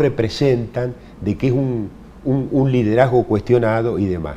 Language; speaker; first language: Spanish; native; Spanish